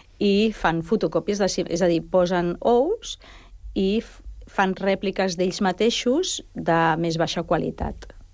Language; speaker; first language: Catalan; non-native, local second language; Spanish